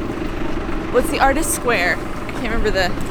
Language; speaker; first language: English; native; English